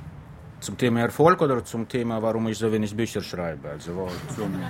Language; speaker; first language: German; non-native, fluent; Russian